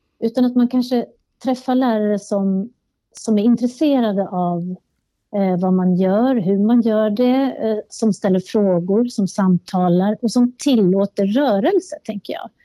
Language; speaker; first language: Swedish; native; Swedish